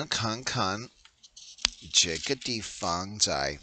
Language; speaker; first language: Chinese; non-native, learner; English